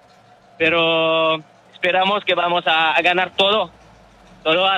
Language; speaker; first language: Spanish; non-native, learner; French